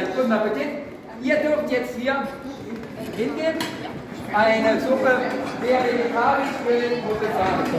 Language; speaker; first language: German; native; German